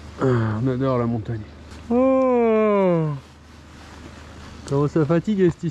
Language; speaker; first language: French; native; French